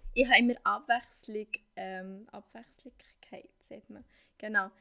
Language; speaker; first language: German; non-native, fluent; Arabic